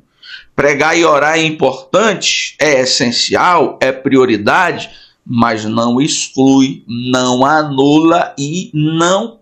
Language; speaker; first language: Portuguese; native; Portuguese